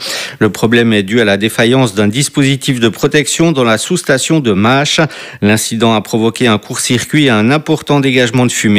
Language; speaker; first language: French; native; French